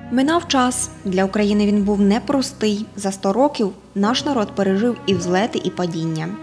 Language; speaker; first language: Ukrainian; native; Ukrainian